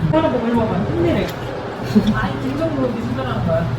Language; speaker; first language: Korean; native; Korean